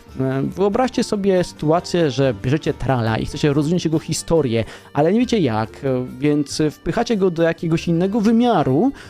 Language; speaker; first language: Polish; native; Polish